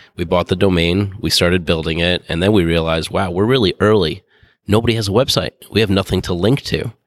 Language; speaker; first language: English; native; English